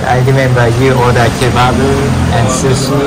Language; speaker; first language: English; non-native, learner; Japanese